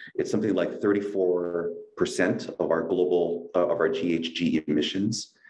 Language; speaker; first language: English; native; English